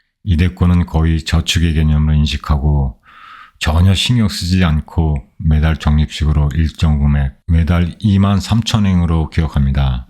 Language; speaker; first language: Korean; native; Korean